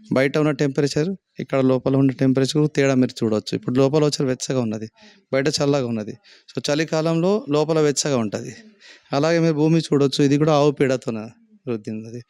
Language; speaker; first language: Telugu; native; Telugu